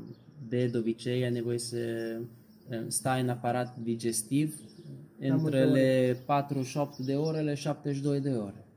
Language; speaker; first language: Romanian; non-native, learner; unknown